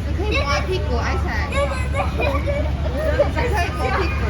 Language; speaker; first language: Chinese; native; Chinese